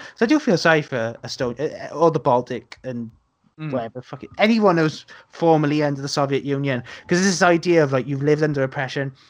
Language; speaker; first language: English; native; English